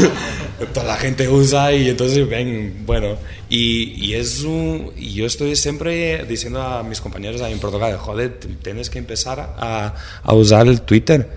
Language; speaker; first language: Spanish; non-native, fluent; Portuguese